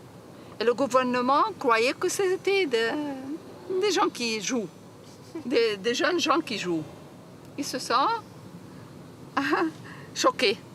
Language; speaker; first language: French; non-native, learner; Arabic